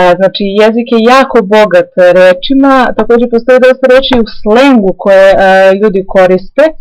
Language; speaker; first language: Serbian; native; Serbian